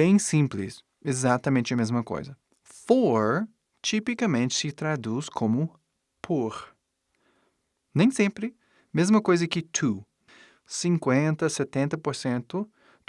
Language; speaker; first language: Portuguese; non-native, fluent; English